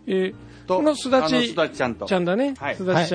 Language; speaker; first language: Japanese; native; Japanese